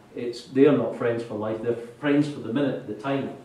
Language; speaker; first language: English; native; English